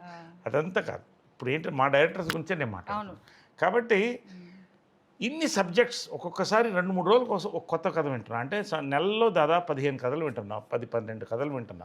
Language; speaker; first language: Telugu; native; Telugu